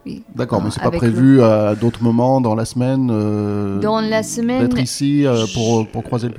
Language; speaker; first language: French; native; French